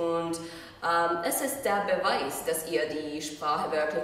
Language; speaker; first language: German; non-native, fluent; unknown